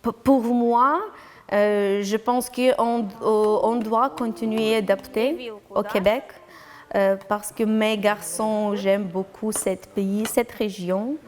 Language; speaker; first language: French; non-native, learner; Ukrainian